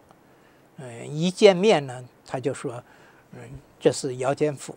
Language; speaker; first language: Chinese; native; Chinese